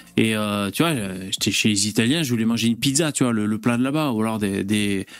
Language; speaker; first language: French; native; French